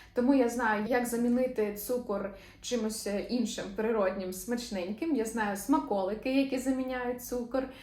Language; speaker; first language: Ukrainian; non-native, local second language; Russian